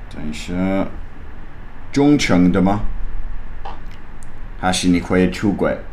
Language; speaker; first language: Chinese; non-native, learner; English